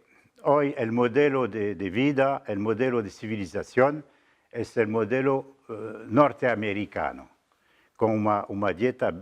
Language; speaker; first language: Spanish; non-native, fluent; French